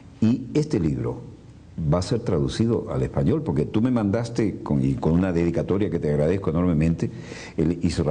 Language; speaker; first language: Spanish; native; Spanish